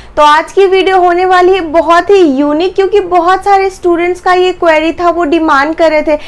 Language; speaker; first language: Hindi; native; Hindi